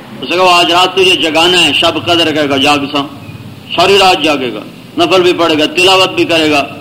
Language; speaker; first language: Urdu; non-native, local second language; Punjabi